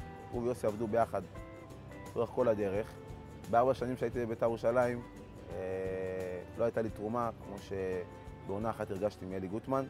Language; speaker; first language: Hebrew; native; Hebrew